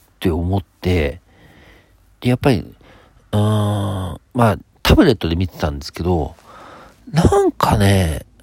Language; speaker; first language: Japanese; native; Japanese